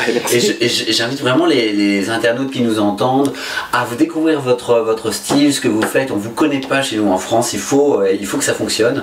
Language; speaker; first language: French; native; French